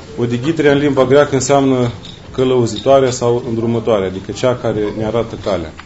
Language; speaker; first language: Romanian; native; Romanian